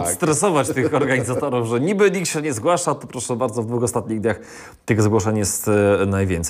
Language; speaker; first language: Polish; native; Polish